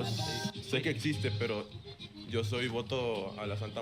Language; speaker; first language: Spanish; native; Spanish